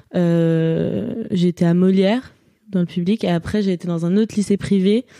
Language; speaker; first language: French; native; French